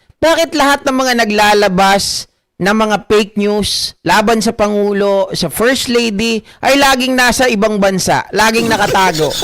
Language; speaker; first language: Filipino; native; Filipino